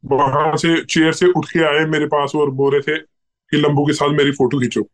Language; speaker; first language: Hindi; native; Hindi